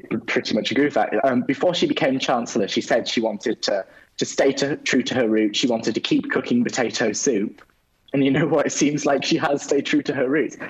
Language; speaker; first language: English; native; English